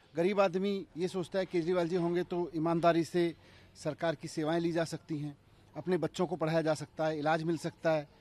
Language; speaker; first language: Hindi; native; Hindi